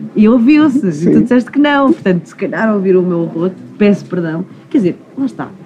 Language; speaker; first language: Portuguese; native; Portuguese